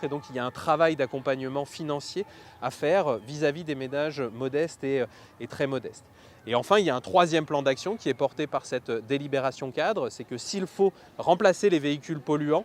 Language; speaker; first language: French; native; French